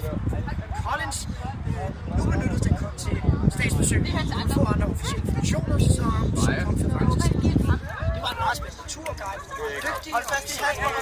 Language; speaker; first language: Danish; native; Danish